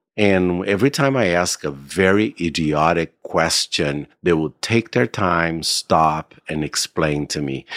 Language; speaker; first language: English; non-native, fluent; Portuguese